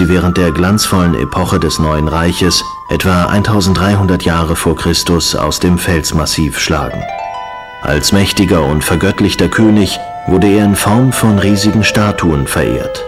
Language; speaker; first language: German; native; German